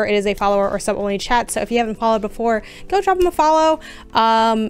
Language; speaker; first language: English; native; English